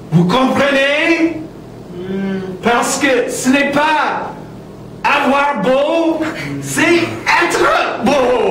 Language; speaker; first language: French; non-native, learner; English